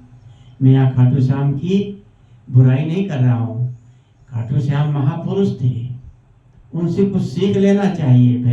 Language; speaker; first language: Hindi; native; Hindi